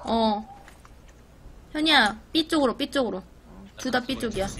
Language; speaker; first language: Korean; native; Korean